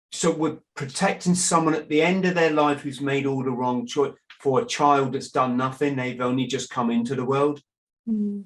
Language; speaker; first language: English; native; English